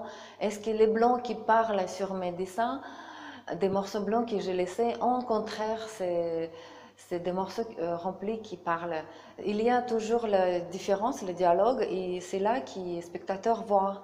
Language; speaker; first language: French; non-native, learner; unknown